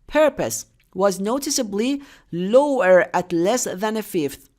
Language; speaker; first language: English; non-native, fluent; Persian